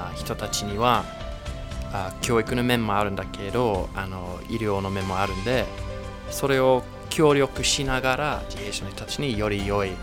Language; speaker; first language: Japanese; non-native, fluent; English